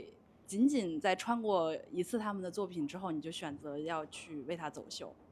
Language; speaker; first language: Chinese; native; Chinese